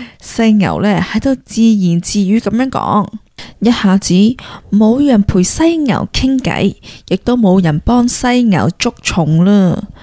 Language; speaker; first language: Cantonese; early bilingual, heritage; Cantonese